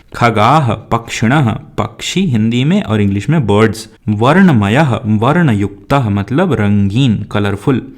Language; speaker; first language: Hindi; native; Hindi